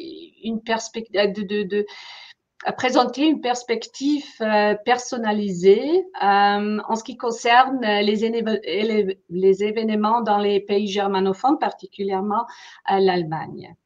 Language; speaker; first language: French; non-native, fluent; German